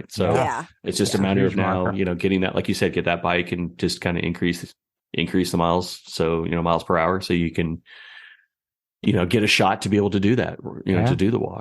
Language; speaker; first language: English; native; English